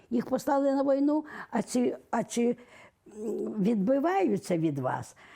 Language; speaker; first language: Ukrainian; non-native, local second language; Russian